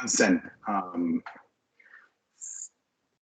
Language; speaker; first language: French; non-native, learner; English